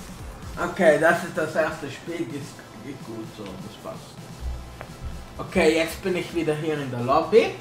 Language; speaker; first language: German; non-native, learner; Italian